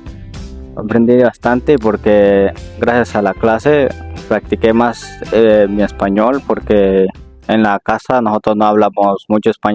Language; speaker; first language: Spanish; early bilingual, heritage; Spanish